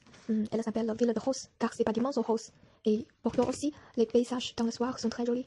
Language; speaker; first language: French; non-native, learner; Chinese